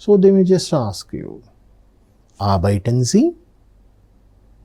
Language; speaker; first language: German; non-native, fluent; Telugu